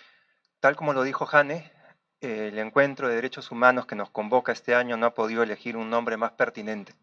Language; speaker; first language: Spanish; native; Spanish